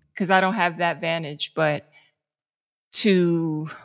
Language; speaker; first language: English; native; English